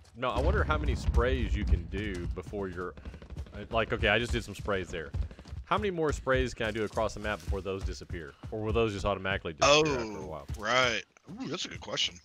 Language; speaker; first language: English; native; English